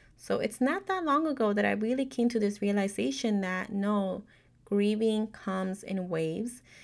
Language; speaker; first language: English; native; English